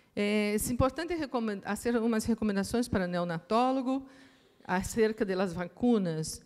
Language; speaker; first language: Portuguese; native; Portuguese